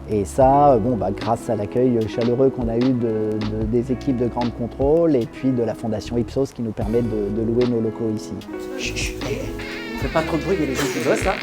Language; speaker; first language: French; native; French